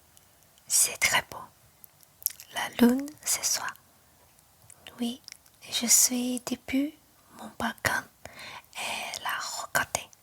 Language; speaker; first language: French; non-native, learner; Chinese